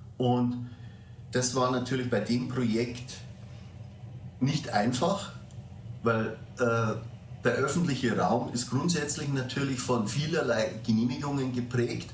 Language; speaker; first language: German; native; German